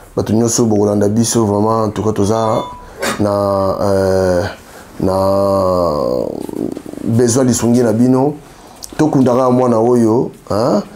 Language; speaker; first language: Lingala; native; Lingala